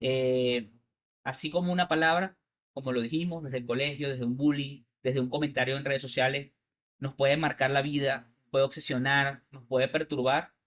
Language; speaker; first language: Spanish; native; Spanish